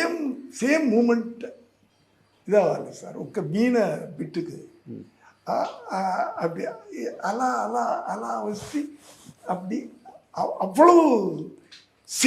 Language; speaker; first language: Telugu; non-native, learner; Tamil